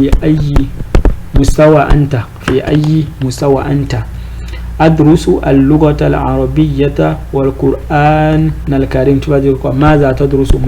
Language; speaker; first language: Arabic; non-native, fluent; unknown